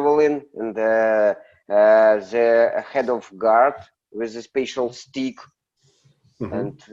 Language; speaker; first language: English; non-native, learner; Russian